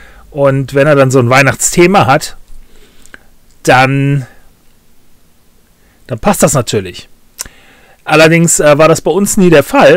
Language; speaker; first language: German; native; German